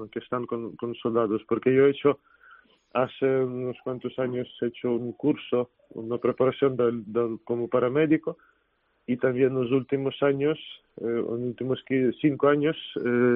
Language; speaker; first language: Spanish; non-native, fluent; Ukrainian